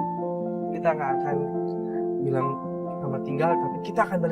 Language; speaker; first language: Indonesian; native; Indonesian